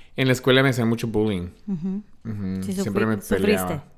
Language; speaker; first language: Spanish; early bilingual, heritage; Spanish